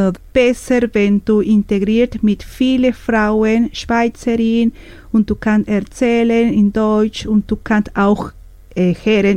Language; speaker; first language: German; non-native, learner; Spanish